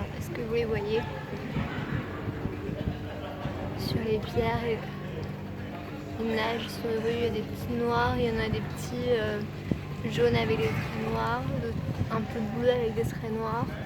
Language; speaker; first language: French; native; French